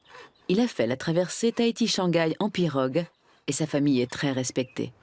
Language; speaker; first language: French; native; French